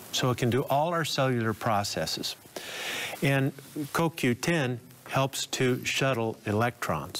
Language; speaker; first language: English; native; English